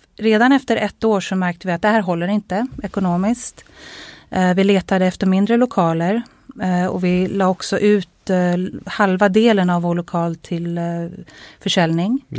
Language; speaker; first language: Swedish; native; Swedish